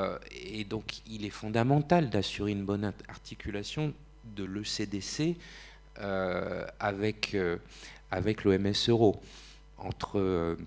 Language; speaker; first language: French; native; French